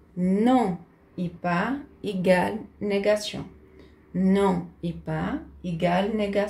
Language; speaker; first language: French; non-native, fluent; Portuguese